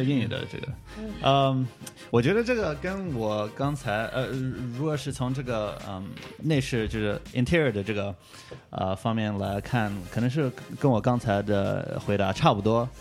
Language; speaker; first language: Chinese; early bilingual, heritage; Chinese